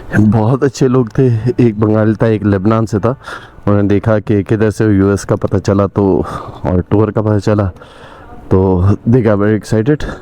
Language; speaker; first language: Urdu; native; Urdu